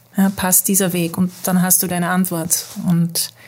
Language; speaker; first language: German; early bilingual, heritage; Dutch